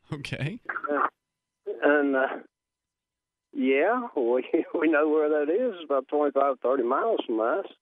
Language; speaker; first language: English; native; English